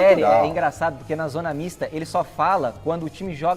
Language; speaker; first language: Portuguese; native; Portuguese